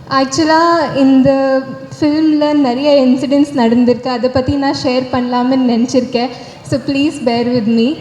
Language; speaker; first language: Tamil; non-native, learner; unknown